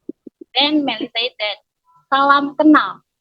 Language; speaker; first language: English; non-native, learner; Indonesian